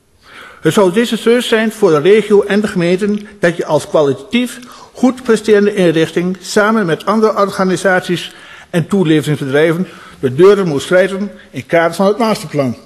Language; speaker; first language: Dutch; native; Dutch